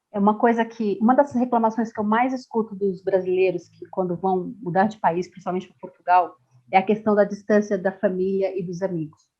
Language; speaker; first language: Portuguese; native; Portuguese